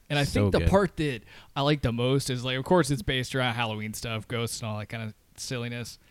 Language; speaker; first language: English; native; English